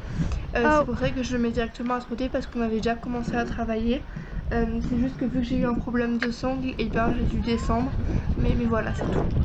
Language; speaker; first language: French; native; French